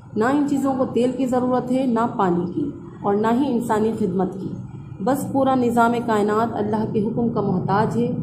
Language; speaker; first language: Urdu; native; Urdu